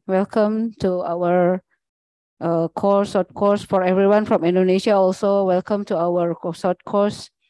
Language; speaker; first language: English; non-native, learner; Indonesian